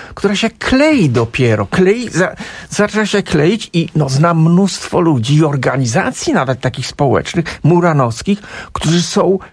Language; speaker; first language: Polish; native; Polish